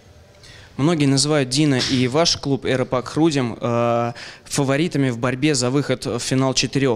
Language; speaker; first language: Russian; native; Russian